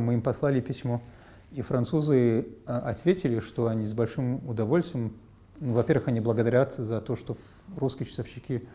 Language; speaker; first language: Russian; non-native, fluent; English